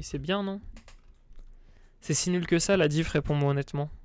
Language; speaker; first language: French; native; French